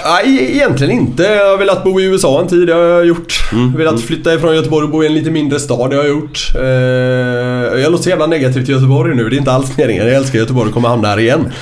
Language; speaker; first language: Swedish; native; Swedish